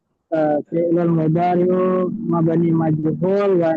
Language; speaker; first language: Arabic; non-native, learner; Indonesian